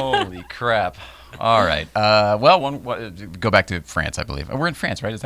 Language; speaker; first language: English; native; English